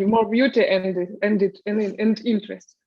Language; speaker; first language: English; non-native, learner; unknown